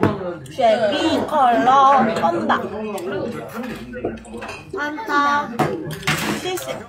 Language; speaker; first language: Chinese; non-native, learner; Korean